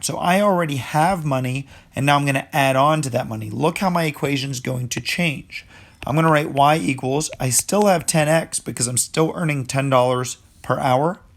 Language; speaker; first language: English; native; English